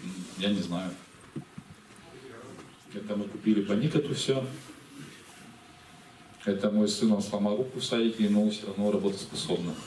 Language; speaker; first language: Russian; native; Russian